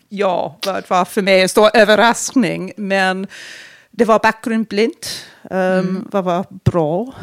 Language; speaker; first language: Swedish; non-native, fluent; English